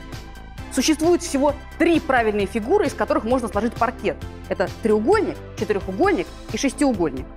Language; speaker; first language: Russian; native; Russian